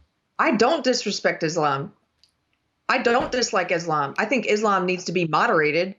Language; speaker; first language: English; native; English